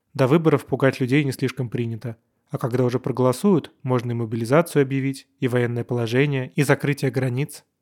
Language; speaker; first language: Russian; native; Russian